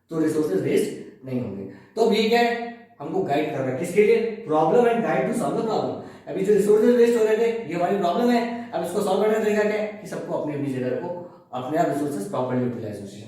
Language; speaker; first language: Hindi; native; Hindi